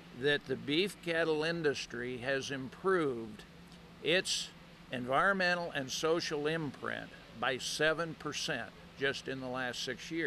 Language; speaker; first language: English; native; English